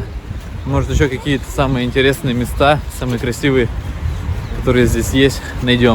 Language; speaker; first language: Russian; native; Russian